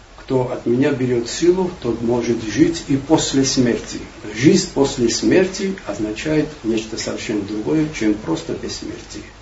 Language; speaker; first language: Russian; non-native, local second language; Georgian